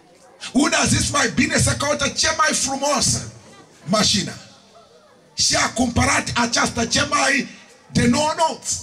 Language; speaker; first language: Romanian; non-native, learner; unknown